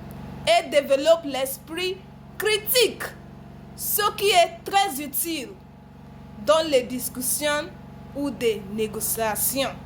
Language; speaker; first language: French; non-native, learner; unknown